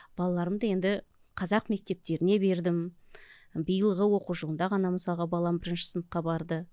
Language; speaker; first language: Kazakh; native; Kazakh